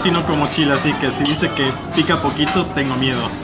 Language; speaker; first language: Spanish; native; Spanish